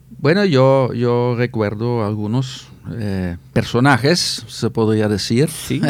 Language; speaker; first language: Spanish; non-native, fluent; Dutch